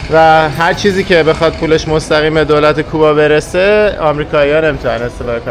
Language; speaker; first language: Persian; native; Persian